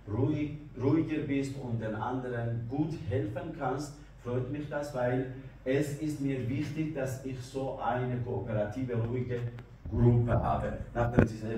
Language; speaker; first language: German; non-native, learner; Kurdish